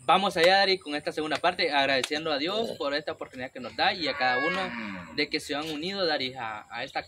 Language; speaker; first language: Spanish; native; Spanish